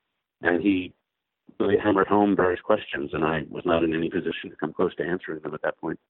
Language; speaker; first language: English; native; English